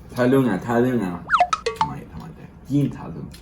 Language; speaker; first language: Thai; non-native, learner; Spanish